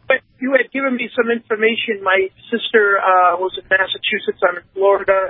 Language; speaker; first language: English; native; English